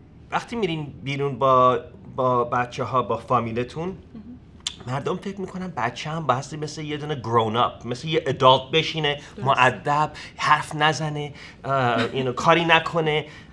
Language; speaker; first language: Persian; early bilingual, heritage; Persian